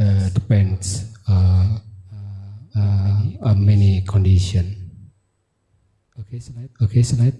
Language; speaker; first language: English; non-native, learner; Indonesian